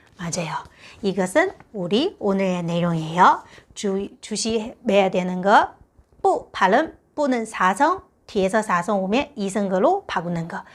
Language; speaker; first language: Korean; non-native, fluent; Chinese